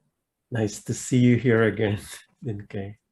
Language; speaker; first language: English; non-native, fluent; Japanese